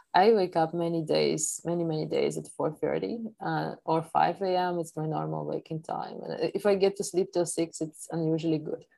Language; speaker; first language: English; non-native, fluent; Polish